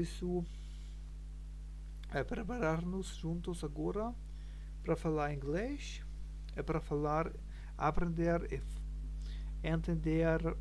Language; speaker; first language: Portuguese; non-native, learner; German